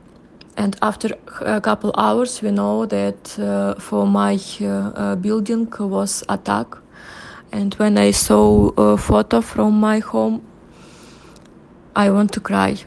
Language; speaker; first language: English; non-native, learner; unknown